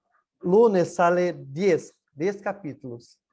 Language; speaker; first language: Spanish; non-native, learner; Portuguese